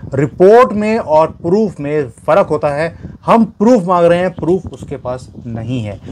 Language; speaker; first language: Hindi; native; Hindi